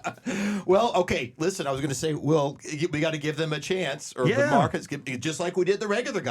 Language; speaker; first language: English; native; English